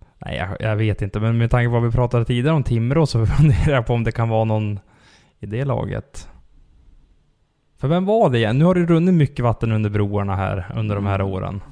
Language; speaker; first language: Swedish; native; Swedish